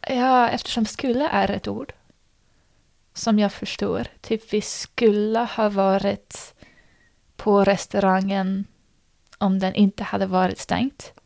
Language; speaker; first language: Swedish; non-native, learner; English